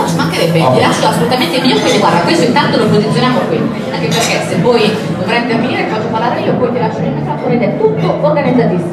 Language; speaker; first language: Italian; native; Italian